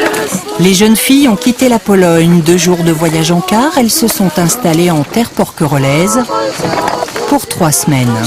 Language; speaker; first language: French; native; French